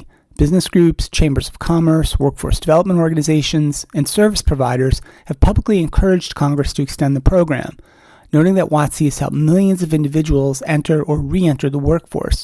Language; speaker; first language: English; native; English